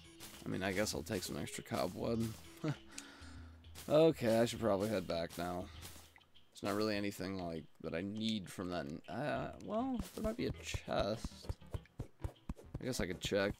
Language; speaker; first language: English; native; English